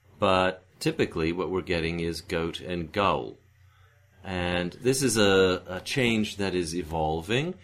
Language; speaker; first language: English; native; English